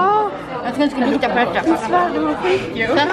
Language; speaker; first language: Swedish; native; Swedish